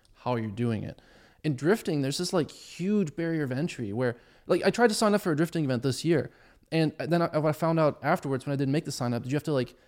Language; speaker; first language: English; early bilingual, other home language; German